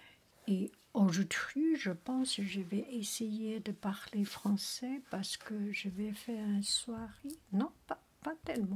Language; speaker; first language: French; non-native, learner; Chinese